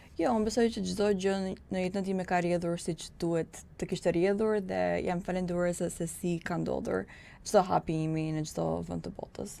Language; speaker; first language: Albanian; early bilingual, heritage; Albanian